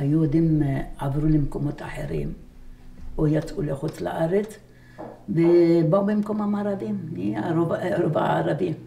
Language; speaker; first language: Hebrew; non-native, fluent; Arabic